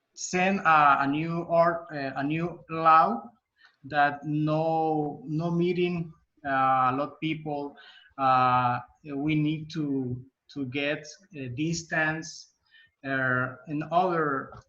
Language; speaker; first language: English; non-native, learner; Spanish